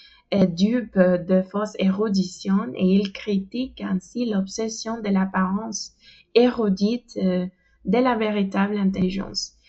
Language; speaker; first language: French; non-native, fluent; Spanish